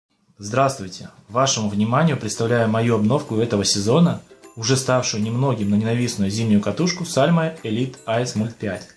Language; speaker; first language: Russian; native; Russian